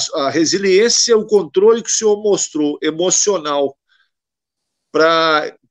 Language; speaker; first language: Portuguese; native; Portuguese